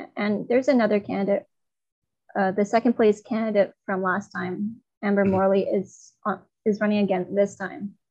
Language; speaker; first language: English; non-native, fluent; Chinese